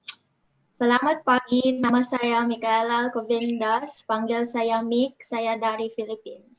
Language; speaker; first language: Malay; non-native, learner; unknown